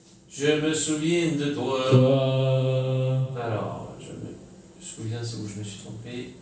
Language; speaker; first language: French; native; French